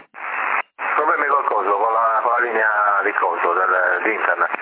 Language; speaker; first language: Italian; native; Italian